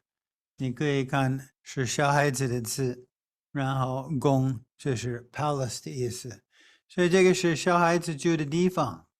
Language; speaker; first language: Chinese; non-native, fluent; English